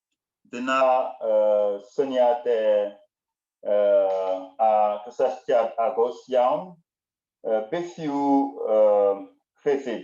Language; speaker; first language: Welsh; non-native, learner; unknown